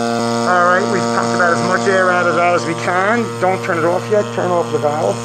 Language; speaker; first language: English; native; English